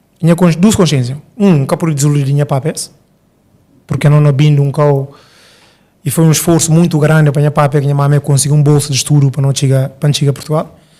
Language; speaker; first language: Portuguese; early bilingual, other home language; Upper Guinea Crioulo